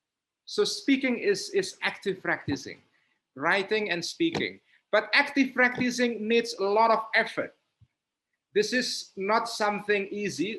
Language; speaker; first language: English; non-native, fluent; Indonesian